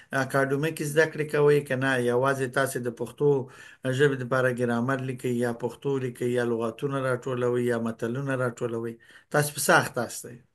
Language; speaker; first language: Pashto; native; Pashto